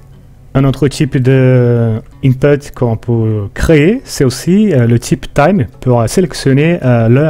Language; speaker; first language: French; non-native, fluent; Portuguese